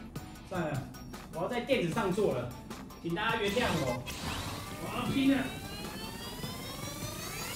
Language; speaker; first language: Chinese; native; Chinese